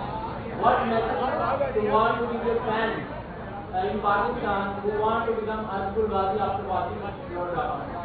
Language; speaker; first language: English; non-native, local second language; Urdu